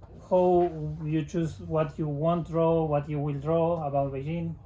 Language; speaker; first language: English; non-native, learner; Spanish